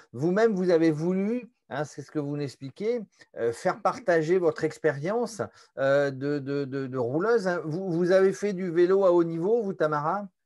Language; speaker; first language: French; native; French